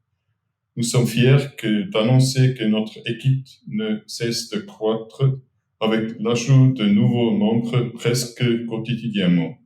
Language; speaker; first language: French; non-native, fluent; German